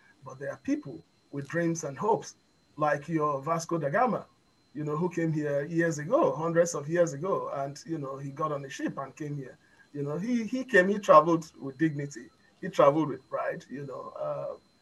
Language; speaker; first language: English; non-native, local second language; Igbo